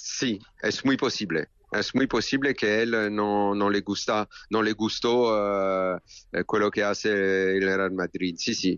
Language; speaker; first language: Spanish; non-native, learner; French